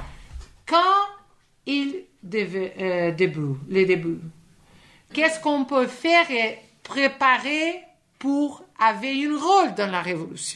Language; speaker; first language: French; non-native, fluent; Portuguese